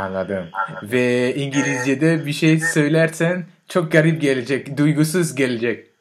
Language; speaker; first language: Turkish; non-native, fluent; French